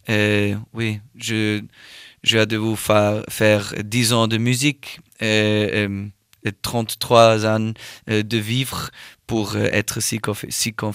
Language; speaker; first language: French; non-native, learner; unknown